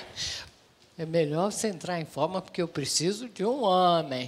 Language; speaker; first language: Portuguese; native; Portuguese